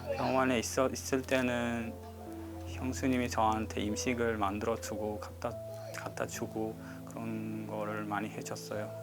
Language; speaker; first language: Korean; non-native, learner; Uzbek